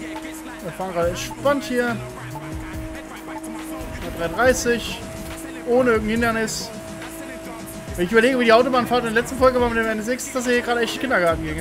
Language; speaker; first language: German; native; German